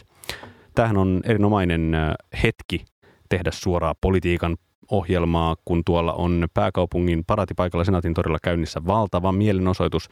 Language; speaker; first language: Finnish; native; Finnish